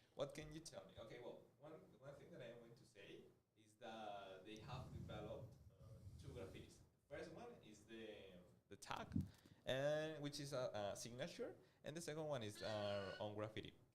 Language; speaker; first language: English; non-native, fluent; Spanish